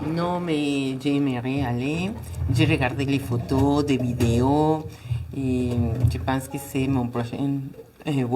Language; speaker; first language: French; non-native, fluent; Spanish